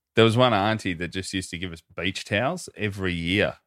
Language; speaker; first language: English; native; English